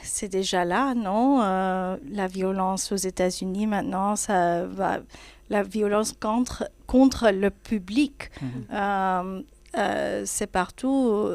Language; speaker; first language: French; non-native, fluent; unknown